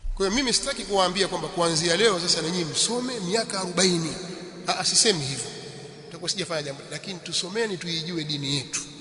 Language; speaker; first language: Swahili; native; Swahili